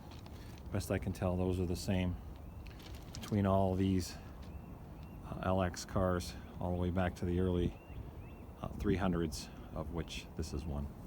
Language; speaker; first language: English; native; English